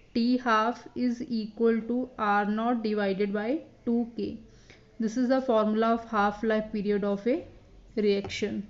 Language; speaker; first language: English; non-native, local second language; Punjabi